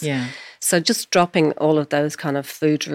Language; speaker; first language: English; native; English